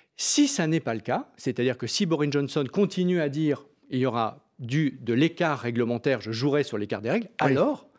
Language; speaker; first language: French; native; French